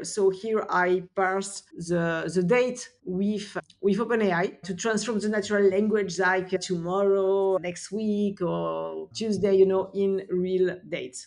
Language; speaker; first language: English; non-native, fluent; French